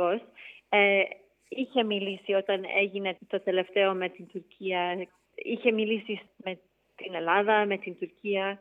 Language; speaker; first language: Greek; early bilingual, heritage; Greek